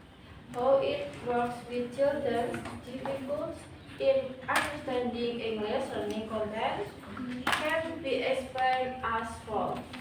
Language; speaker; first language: English; non-native, learner; Indonesian